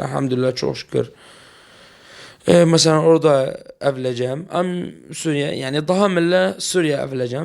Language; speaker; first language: Turkish; non-native, learner; Arabic